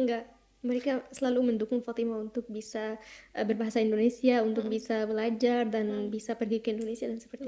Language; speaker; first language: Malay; non-native, fluent; Arabic